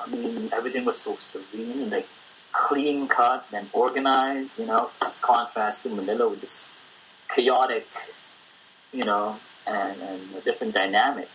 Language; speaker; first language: English; non-native, local second language; Filipino